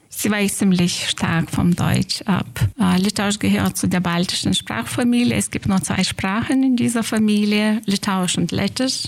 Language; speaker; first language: German; non-native, fluent; Lithuanian